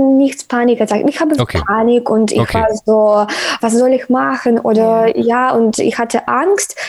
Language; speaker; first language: German; non-native, fluent; Ukrainian